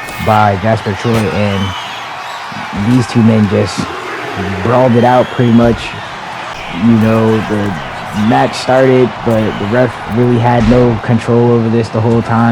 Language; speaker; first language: English; native; English